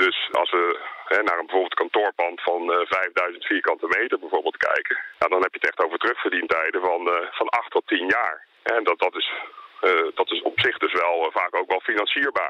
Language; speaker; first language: Dutch; native; Dutch